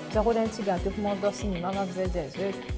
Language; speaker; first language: French; non-native, local second language; Morisyen